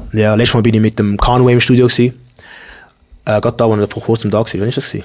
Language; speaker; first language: German; early bilingual, other home language; English